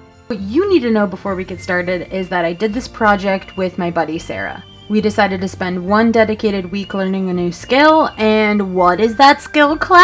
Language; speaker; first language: English; native; English